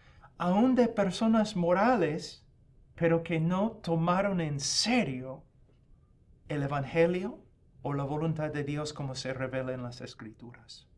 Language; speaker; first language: Spanish; non-native, fluent; English